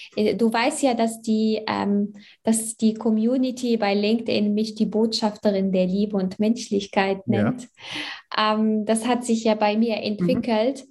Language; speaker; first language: German; early bilingual, other home language; Arabic